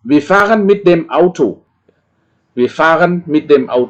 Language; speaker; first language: German; non-native, fluent; Indonesian